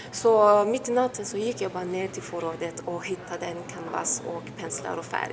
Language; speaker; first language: Swedish; non-native, fluent; Persian